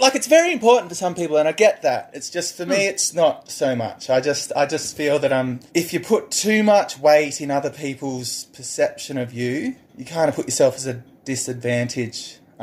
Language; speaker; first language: English; native; English